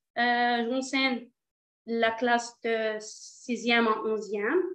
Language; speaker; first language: French; non-native, learner; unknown